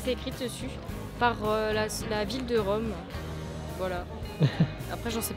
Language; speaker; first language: French; native; French